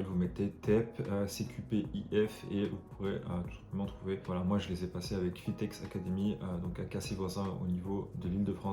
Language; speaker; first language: French; native; French